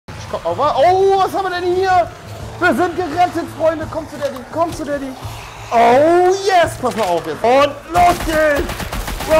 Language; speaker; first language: German; native; German